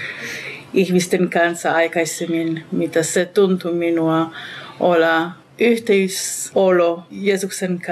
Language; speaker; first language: Finnish; non-native, learner; Hebrew